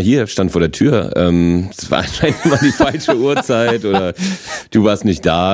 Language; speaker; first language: German; non-native, local second language; Polish